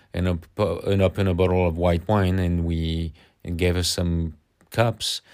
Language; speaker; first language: English; non-native, fluent; French